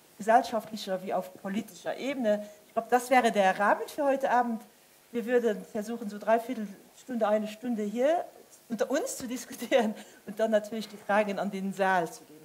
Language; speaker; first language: German; non-native, local second language; Luxembourgish